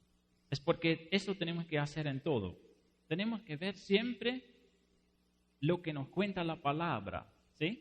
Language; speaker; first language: Spanish; non-native, fluent; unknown